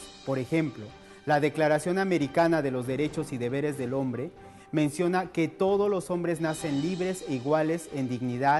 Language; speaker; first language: Spanish; native; Spanish